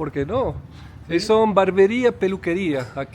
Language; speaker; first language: Spanish; non-native, learner; Portuguese